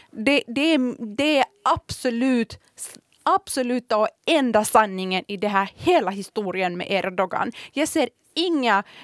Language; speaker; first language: Swedish; early bilingual, other home language; Kurdish